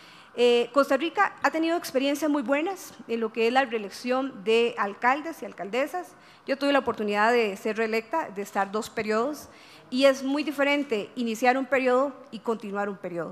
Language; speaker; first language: Spanish; native; Spanish